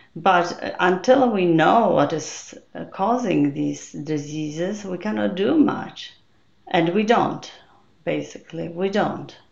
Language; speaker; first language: English; non-native, fluent; Polish